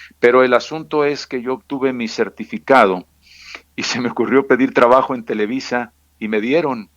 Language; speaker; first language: Spanish; native; Spanish